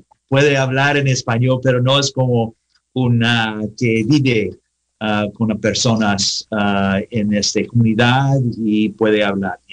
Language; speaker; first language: Spanish; non-native, learner; English